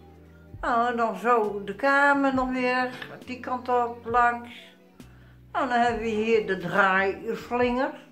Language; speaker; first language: Dutch; native; Dutch